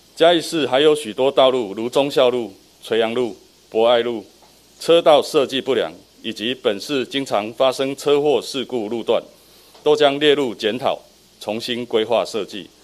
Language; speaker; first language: Chinese; native; Chinese